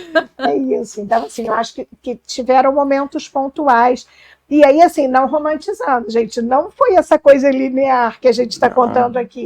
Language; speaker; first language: Portuguese; native; Portuguese